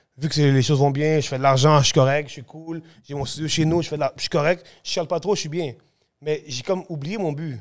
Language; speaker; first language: French; early bilingual, other home language; Spanish